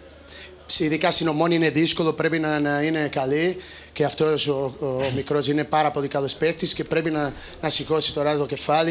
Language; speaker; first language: Greek; non-native, fluent; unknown